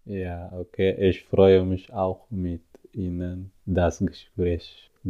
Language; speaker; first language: German; non-native, learner; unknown